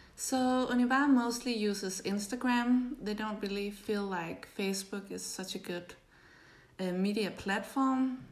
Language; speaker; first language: English; non-native, fluent; Danish